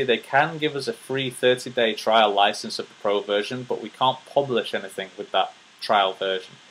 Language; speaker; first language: English; native; English